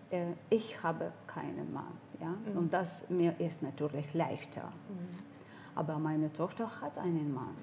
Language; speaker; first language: German; non-native, learner; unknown